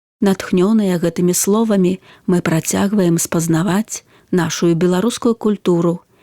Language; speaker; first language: Belarusian; native; Belarusian